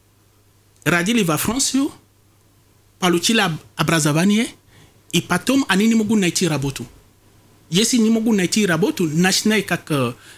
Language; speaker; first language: Russian; non-native, fluent; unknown